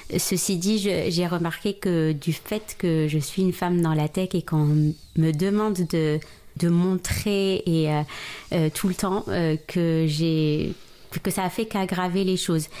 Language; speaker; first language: French; non-native, local second language; Arabic